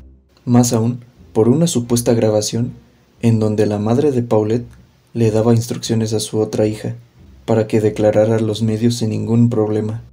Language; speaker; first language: Spanish; native; Spanish